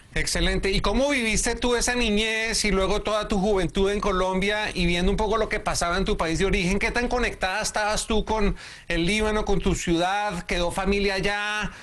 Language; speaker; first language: Spanish; native; Spanish